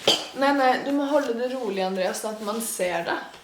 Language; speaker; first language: Norwegian; native; Norwegian